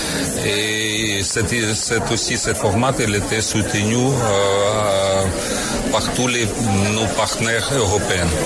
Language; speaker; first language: French; non-native, fluent; Ukrainian